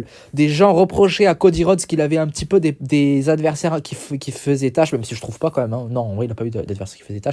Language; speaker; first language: French; native; French